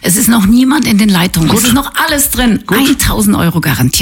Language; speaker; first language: German; native; German